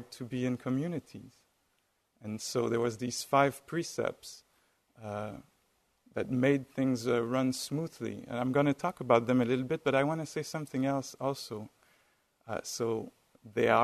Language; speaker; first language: English; non-native, fluent; French